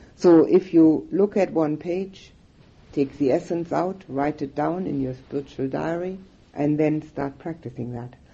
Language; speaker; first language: English; non-native, fluent; German